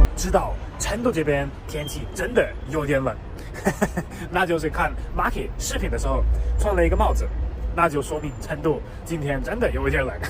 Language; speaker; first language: Chinese; non-native, fluent; German